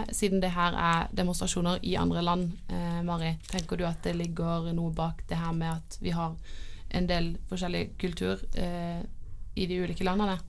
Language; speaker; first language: Norwegian; native; Norwegian